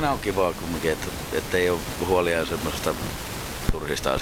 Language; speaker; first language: Finnish; native; Finnish